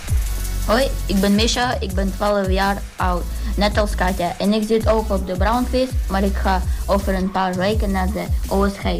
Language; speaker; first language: Dutch; early bilingual, other home language; Ukrainian